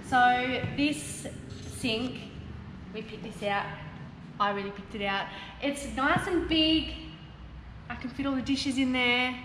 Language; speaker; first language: English; native; English